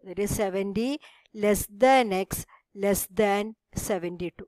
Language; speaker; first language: English; non-native, local second language; Malayalam